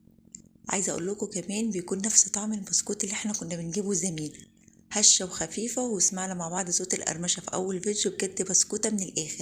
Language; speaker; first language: Arabic; native; Arabic